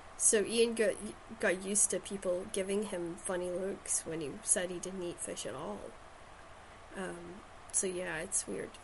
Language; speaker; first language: English; native; English